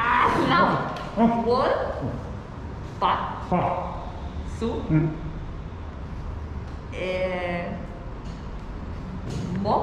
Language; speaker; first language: Korean; non-native, learner; Spanish